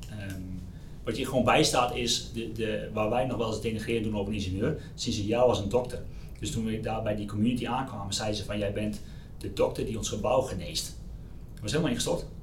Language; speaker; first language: Dutch; native; Dutch